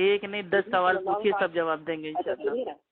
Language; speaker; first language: Hindi; native; Hindi